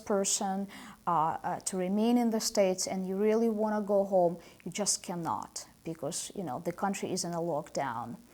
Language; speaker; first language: English; non-native, fluent; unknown